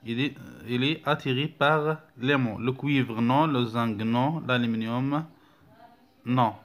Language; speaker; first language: French; non-native, local second language; Arabic